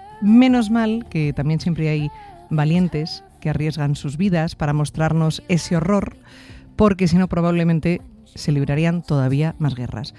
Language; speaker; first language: Spanish; native; Spanish